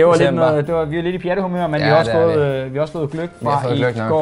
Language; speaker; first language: Danish; native; Danish